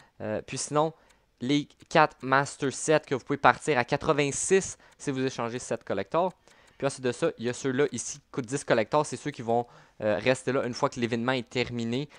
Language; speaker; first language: French; native; French